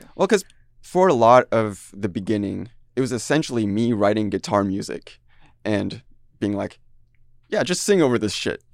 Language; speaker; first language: English; early bilingual, heritage; French